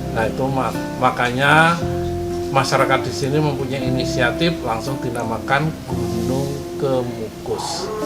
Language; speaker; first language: Indonesian; non-native, local second language; Javanese